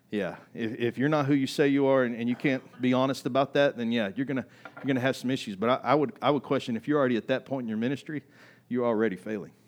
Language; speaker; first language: English; native; English